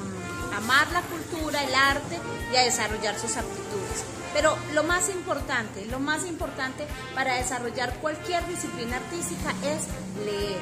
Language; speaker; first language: Spanish; native; Spanish